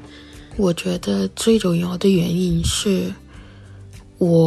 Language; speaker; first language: Chinese; non-native, learner; English